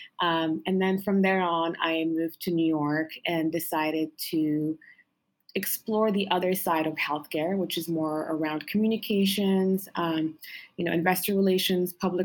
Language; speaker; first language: English; non-native, fluent; Arabic